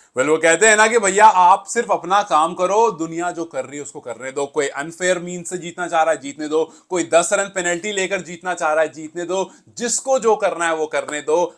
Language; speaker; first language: Hindi; native; Hindi